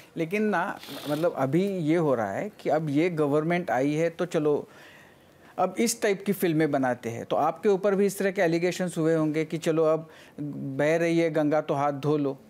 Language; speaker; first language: Hindi; non-native, local second language; Marathi